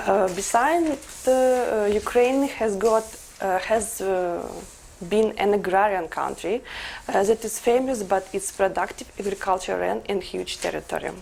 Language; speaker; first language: English; non-native, learner; Ukrainian